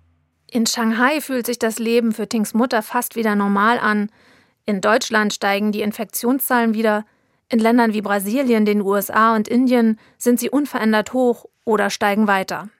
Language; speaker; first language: German; native; German